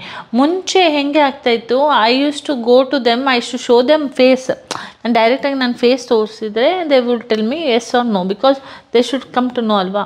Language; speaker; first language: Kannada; non-native, local second language; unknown